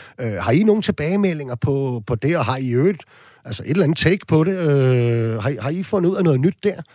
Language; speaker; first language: Danish; native; Danish